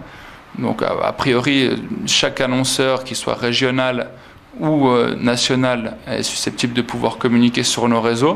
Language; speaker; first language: French; native; French